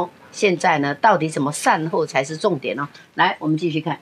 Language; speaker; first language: Chinese; native; Chinese